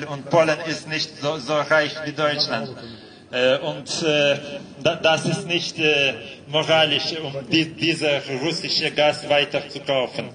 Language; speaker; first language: German; non-native, fluent; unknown